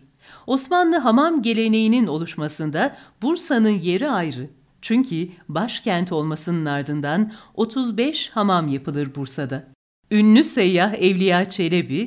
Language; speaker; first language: Turkish; native; Turkish